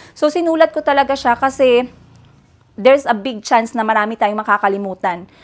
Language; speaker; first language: Filipino; native; Filipino